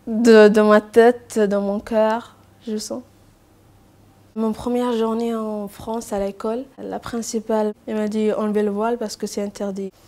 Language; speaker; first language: French; non-native, learner; Arabic